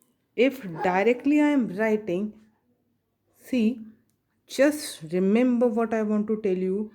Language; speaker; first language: English; non-native, local second language; Hindi